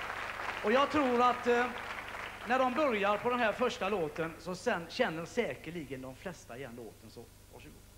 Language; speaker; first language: Swedish; native; Swedish